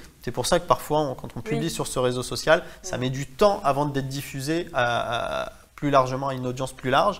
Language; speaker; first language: French; native; French